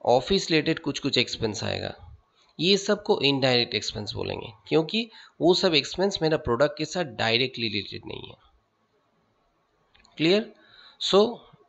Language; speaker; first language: Hindi; non-native, local second language; Bangla